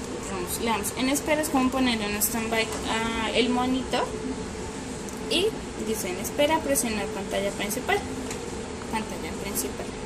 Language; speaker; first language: Spanish; native; Spanish